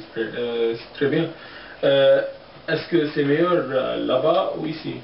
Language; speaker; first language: French; non-native, learner; English